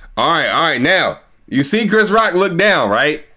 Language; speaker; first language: English; native; English